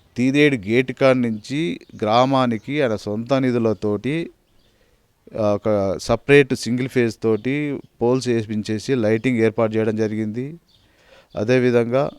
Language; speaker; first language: Telugu; native; Telugu